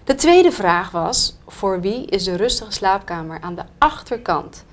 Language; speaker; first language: Dutch; native; Dutch